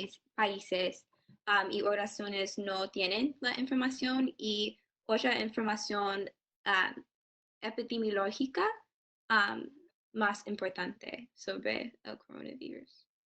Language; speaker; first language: Spanish; non-native, learner; English